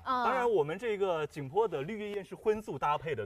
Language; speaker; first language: Chinese; native; Chinese